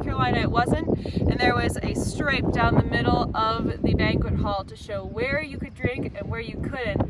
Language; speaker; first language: English; native; English